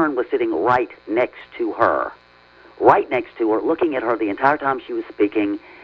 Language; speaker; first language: English; native; English